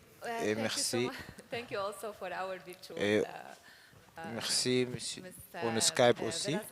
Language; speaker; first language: French; non-native, learner; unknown